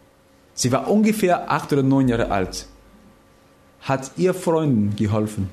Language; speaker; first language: German; non-native, fluent; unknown